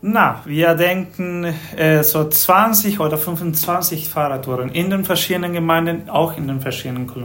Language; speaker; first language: German; non-native, fluent; Spanish